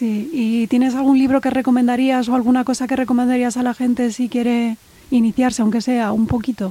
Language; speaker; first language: Spanish; native; Spanish